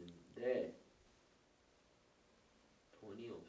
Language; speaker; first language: Korean; non-native, learner; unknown